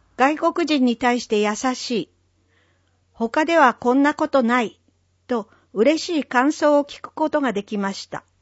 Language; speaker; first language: Japanese; native; Japanese